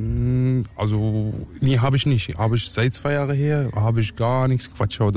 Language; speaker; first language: German; non-native, learner; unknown